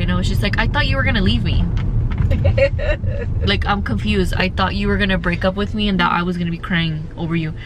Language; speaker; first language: English; early bilingual, other home language; Spanish